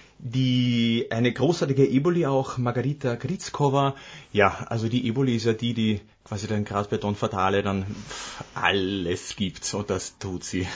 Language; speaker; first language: German; native; German